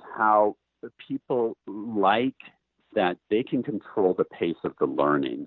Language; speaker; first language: English; native; English